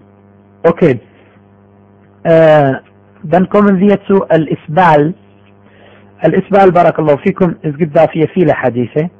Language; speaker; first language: German; non-native, fluent; Arabic